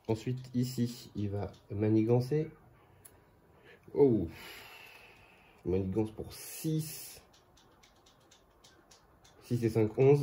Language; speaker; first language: French; native; French